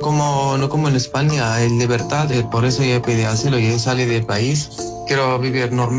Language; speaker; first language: Spanish; non-native, learner; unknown